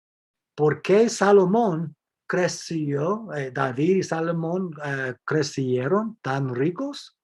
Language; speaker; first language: Spanish; non-native, fluent; English